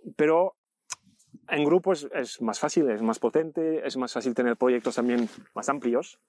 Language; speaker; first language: Spanish; non-native, fluent; French